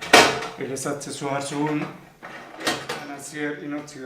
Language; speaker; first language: French; non-native, fluent; Spanish